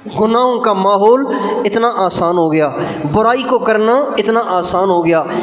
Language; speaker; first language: Urdu; non-native, local second language; Sindhi